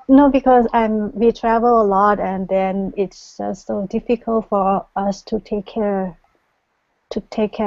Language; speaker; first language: English; non-native, learner; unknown